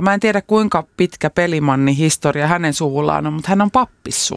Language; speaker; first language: Finnish; native; Finnish